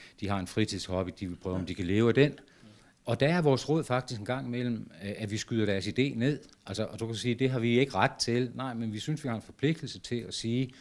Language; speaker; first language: Danish; native; Danish